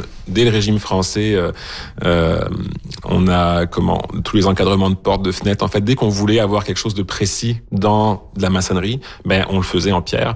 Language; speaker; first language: French; native; French